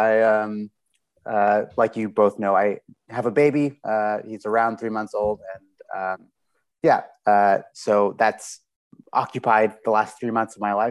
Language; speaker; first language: English; native; English